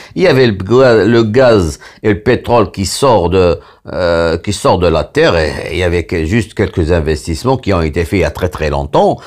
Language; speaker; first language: French; non-native, local second language; Arabic